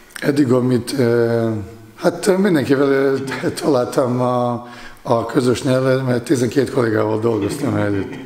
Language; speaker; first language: Hungarian; non-native, fluent; Bosnian